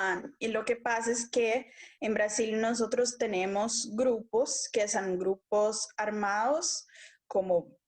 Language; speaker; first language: Spanish; non-native, local second language; Portuguese